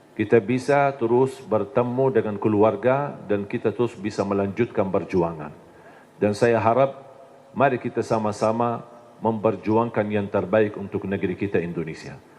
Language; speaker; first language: Indonesian; non-native, fluent; Arabic